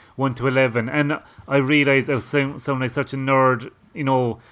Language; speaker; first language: English; native; English